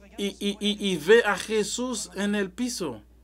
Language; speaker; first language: Spanish; non-native, learner; French